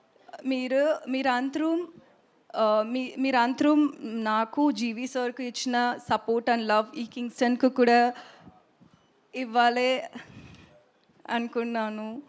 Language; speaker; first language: Telugu; non-native, learner; Tamil